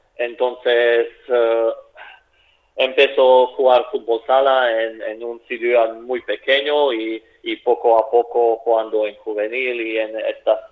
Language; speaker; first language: Spanish; non-native, fluent; Slovak